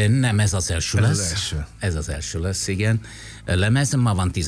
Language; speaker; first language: Hungarian; non-native, fluent; Italian